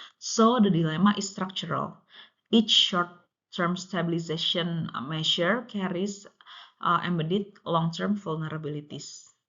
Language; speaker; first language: English; non-native, local second language; Indonesian